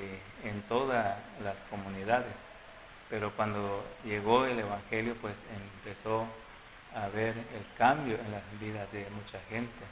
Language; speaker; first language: Spanish; non-native, local second language; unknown